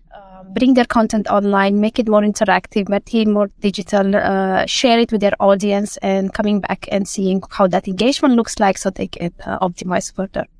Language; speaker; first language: English; non-native, fluent; Romanian